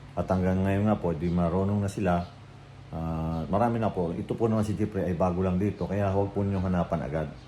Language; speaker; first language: Filipino; native; Filipino